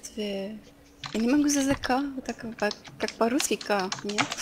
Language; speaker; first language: Russian; non-native, learner; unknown